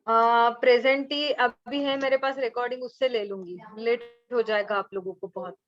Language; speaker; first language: Hindi; non-native, local second language; Marathi